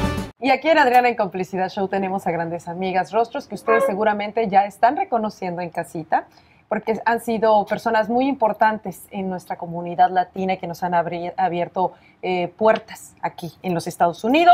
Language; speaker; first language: Spanish; native; Spanish